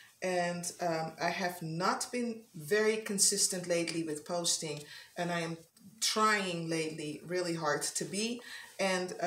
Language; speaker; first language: English; non-native, fluent; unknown